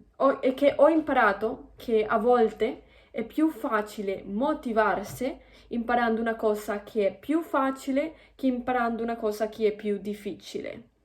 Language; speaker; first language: Italian; non-native, fluent; Spanish